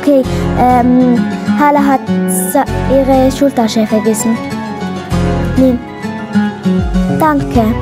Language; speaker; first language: German; non-native, learner; Arabic